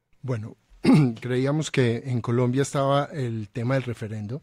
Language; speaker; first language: Spanish; native; Spanish